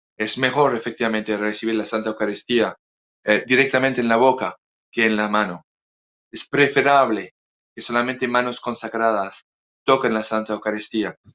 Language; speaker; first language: Spanish; non-native, fluent; French